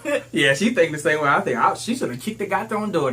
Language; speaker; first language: English; native; English